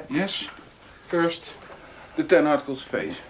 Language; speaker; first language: English; non-native, learner; Dutch